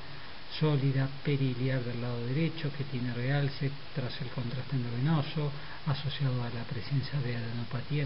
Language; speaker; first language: Spanish; native; Spanish